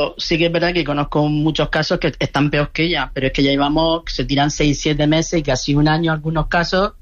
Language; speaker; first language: Spanish; native; Spanish